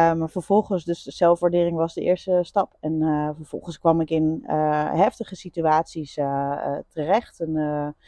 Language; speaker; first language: Dutch; native; Dutch